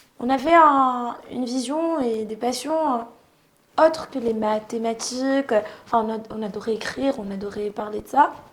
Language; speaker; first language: French; non-native, local second language; Arabic